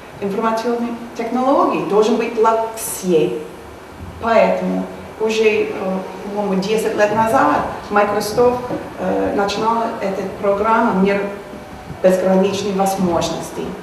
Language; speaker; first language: Russian; non-native, learner; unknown